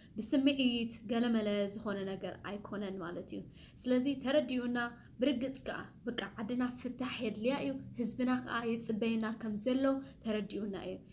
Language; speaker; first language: Tigrinya; early bilingual, heritage; Tigrinya